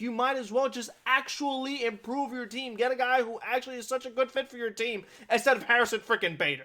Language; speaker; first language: English; native; English